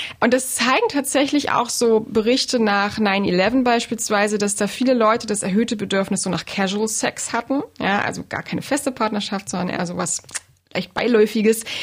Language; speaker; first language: German; native; German